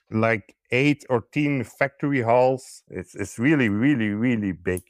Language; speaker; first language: English; non-native, learner; Dutch